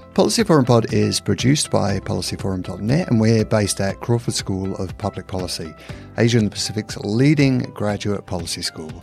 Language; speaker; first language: English; native; English